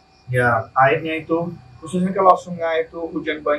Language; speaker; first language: Indonesian; non-native, learner; Spanish